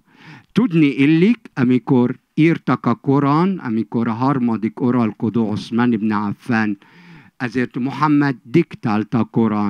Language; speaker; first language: Hungarian; non-native, fluent; Arabic